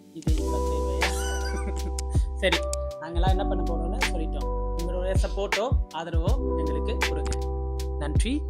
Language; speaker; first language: Tamil; early bilingual, heritage; Tamil